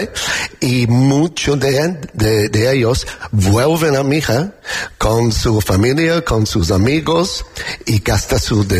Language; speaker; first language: Spanish; non-native, learner; English